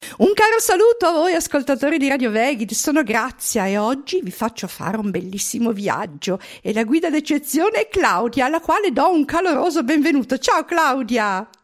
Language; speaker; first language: Italian; native; Italian